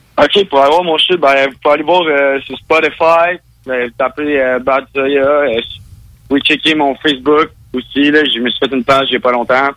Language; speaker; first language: French; native; French